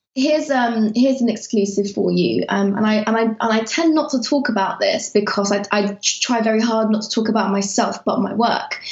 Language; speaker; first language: English; early bilingual, other home language; Persian